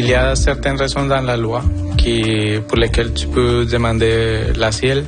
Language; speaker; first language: French; non-native, fluent; Spanish